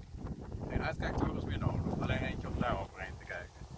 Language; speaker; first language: Dutch; native; Dutch